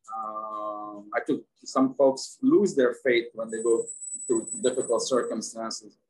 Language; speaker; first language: English; non-native, fluent; Arabic